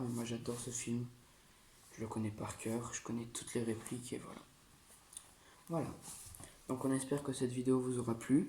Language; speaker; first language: French; native; French